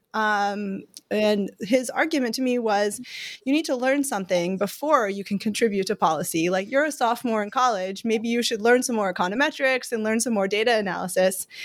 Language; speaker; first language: English; native; English